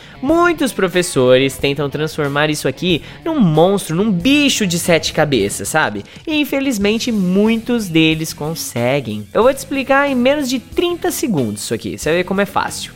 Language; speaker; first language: Portuguese; native; Portuguese